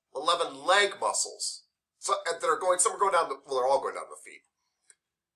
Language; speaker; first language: English; native; English